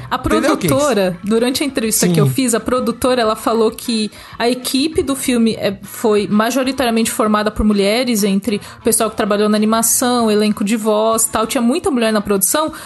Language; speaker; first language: Portuguese; native; Portuguese